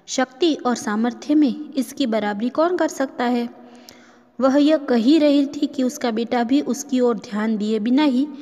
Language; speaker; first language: Hindi; non-native, local second language; Gujarati